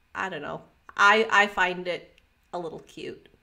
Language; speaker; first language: English; native; English